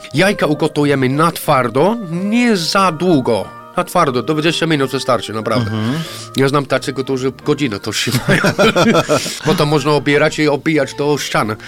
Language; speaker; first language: Polish; non-native, fluent; English